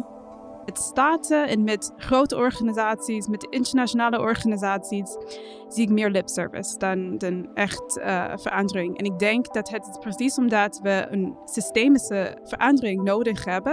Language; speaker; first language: Dutch; non-native, fluent; English